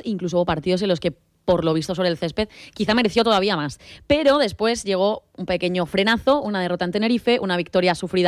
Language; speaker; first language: Spanish; native; Spanish